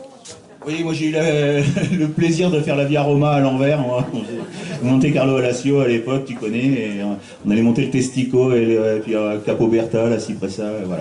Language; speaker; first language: French; native; French